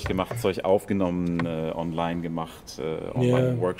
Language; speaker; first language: German; native; German